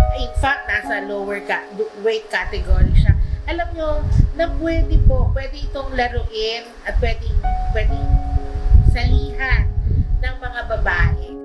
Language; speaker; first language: Filipino; non-native, local second language; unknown